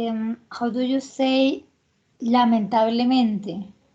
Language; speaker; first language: English; non-native, learner; Spanish